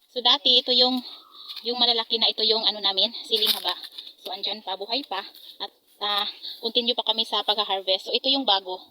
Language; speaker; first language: Filipino; non-native, local second language; Hiligaynon